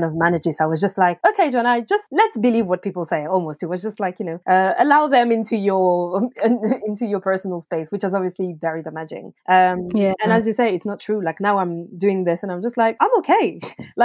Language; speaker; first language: English; non-native, fluent; French